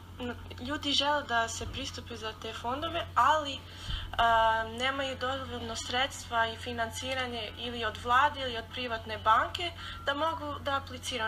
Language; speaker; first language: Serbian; early bilingual, heritage; Serbian